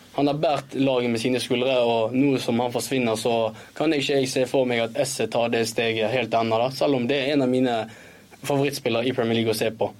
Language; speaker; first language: Norwegian; early bilingual, other home language; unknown